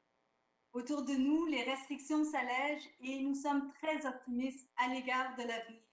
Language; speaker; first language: French; native; French